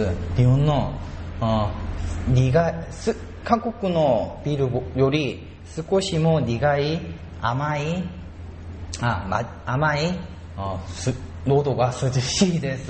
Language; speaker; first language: Japanese; non-native, learner; Korean